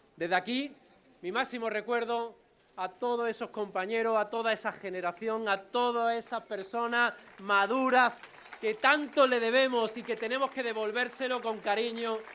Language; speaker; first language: Spanish; native; Spanish